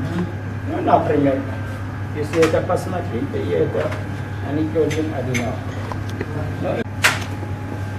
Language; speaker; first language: Russian; non-native, learner; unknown